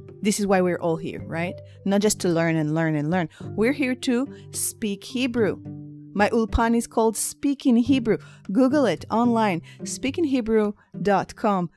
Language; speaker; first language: English; non-native, fluent; Hebrew